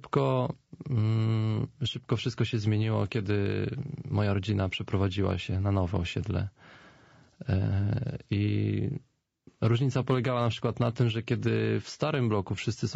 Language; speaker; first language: Polish; native; Polish